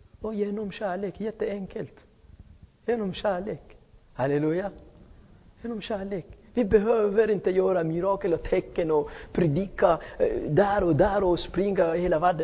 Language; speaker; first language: Swedish; non-native, fluent; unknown